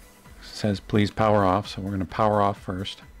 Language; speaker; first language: English; native; English